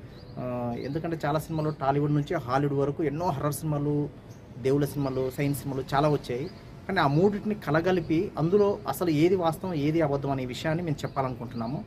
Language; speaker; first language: Telugu; native; Telugu